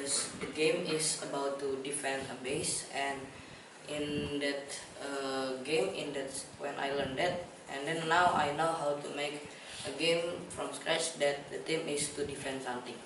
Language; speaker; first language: English; non-native, learner; Indonesian